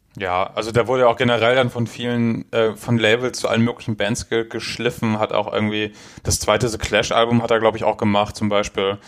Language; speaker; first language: German; native; German